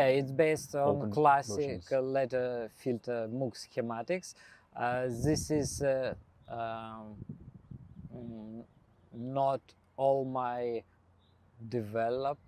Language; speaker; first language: English; non-native, learner; Belarusian